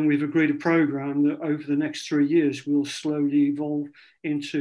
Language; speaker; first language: English; native; English